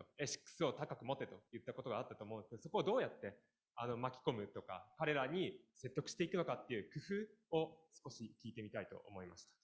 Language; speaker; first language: Japanese; native; Japanese